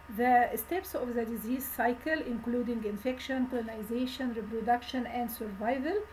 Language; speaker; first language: English; non-native, fluent; Arabic